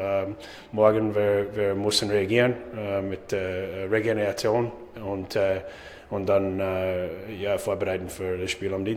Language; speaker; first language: German; non-native, learner; English